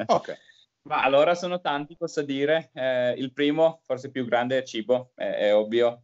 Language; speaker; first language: Italian; non-native, learner; Finnish